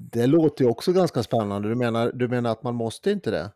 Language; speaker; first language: Swedish; native; Swedish